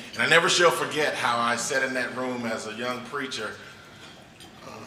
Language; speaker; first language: English; native; English